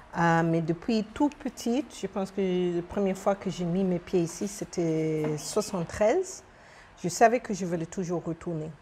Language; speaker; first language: French; non-native, fluent; English